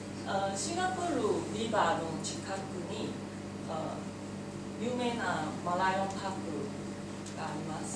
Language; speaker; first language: Japanese; non-native, learner; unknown